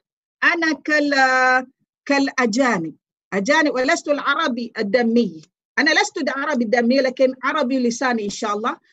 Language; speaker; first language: Arabic; non-native, fluent; Malay